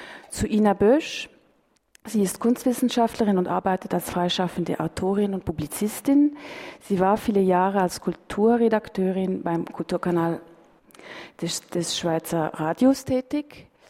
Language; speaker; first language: German; native; German